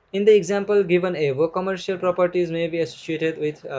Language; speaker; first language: English; non-native, local second language; Nepali